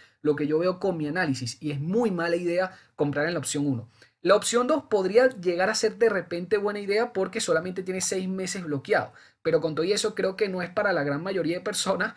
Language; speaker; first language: Spanish; native; Spanish